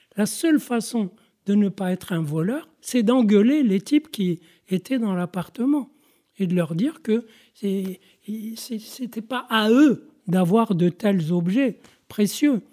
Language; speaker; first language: French; non-native, local second language; Arabic